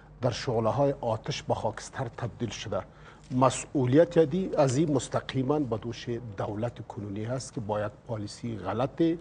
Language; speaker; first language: Persian; native; Persian